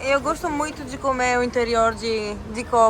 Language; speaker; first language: Portuguese; non-native, fluent; Greek